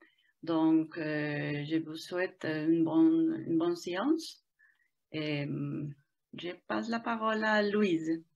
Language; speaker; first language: French; non-native, fluent; Spanish